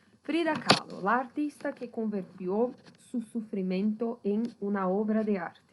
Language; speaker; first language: Spanish; non-native, fluent; Portuguese